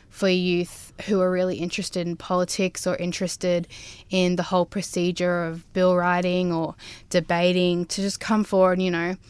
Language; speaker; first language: English; native; English